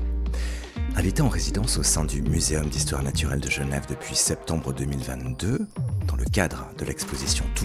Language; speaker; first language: French; native; French